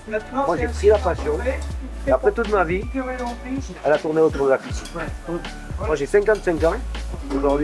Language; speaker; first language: French; native; French